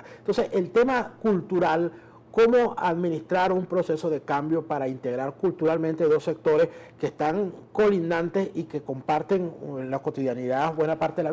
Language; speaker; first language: Spanish; native; Spanish